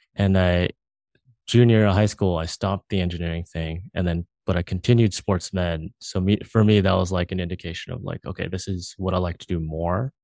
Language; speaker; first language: English; early bilingual, other home language; Filipino